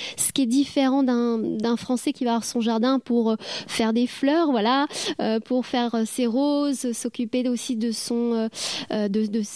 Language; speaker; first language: French; native; French